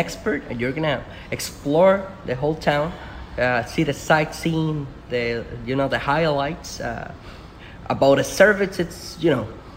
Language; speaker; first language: English; non-native, fluent; Spanish